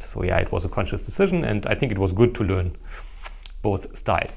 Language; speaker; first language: English; non-native, fluent; German